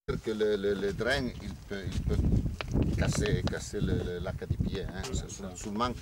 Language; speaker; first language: French; non-native, learner; Italian